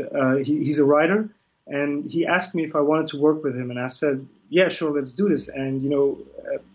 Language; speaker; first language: English; early bilingual, other home language; Kurdish